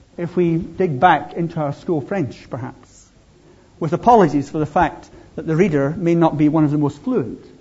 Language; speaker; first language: English; native; English